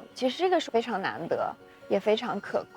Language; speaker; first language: Chinese; native; Chinese